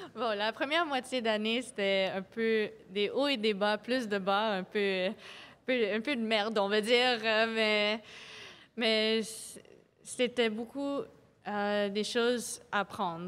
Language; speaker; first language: French; non-native, local second language; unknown